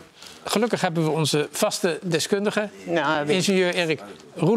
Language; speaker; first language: Dutch; native; Dutch